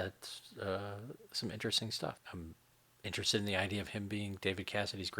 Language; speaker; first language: English; native; English